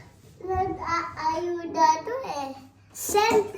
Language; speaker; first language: Italian; early bilingual, other home language; Filipino